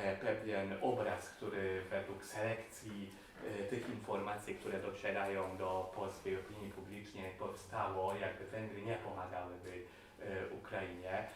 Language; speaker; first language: Polish; non-native, fluent; Hungarian